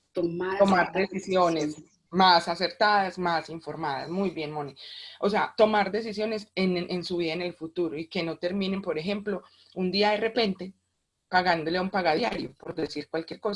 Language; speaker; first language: Spanish; native; Spanish